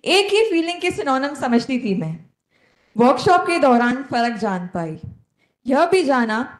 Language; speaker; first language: Hindi; non-native, local second language; Konkani